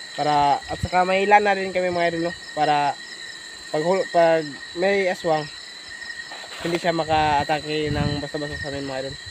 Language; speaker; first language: Filipino; non-native, local second language; Cebuano